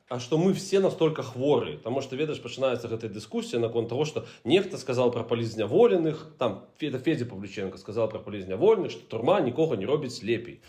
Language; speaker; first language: Belarusian; non-native, local second language; Russian